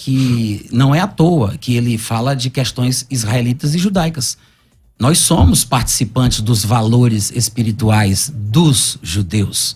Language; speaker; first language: Portuguese; native; Portuguese